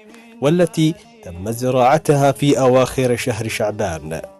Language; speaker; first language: Arabic; native; Arabic